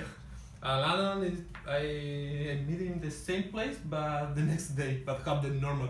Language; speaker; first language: English; non-native, learner; Spanish